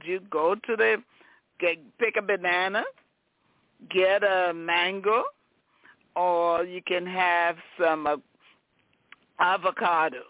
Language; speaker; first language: English; native; English